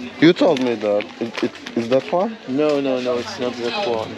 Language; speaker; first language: English; non-native, learner; Turkish